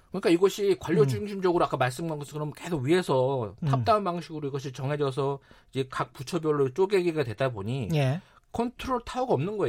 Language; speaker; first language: Korean; native; Korean